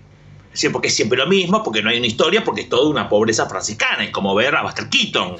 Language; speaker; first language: Spanish; native; Spanish